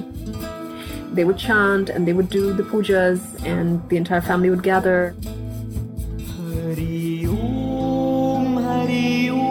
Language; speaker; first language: English; non-native, local second language; Tamil